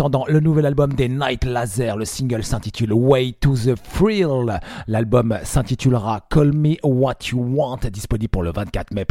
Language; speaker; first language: French; native; French